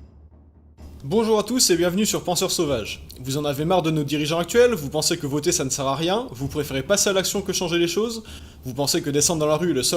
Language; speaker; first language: French; native; French